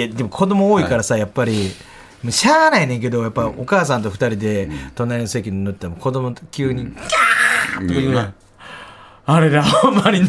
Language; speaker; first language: Japanese; native; Japanese